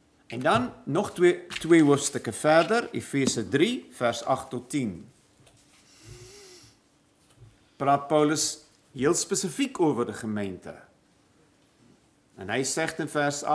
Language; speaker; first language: Dutch; non-native, fluent; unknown